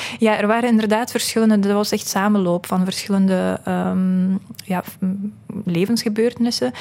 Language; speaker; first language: Dutch; early bilingual, other home language; Russian